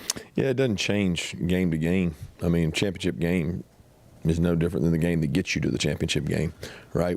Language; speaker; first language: English; native; English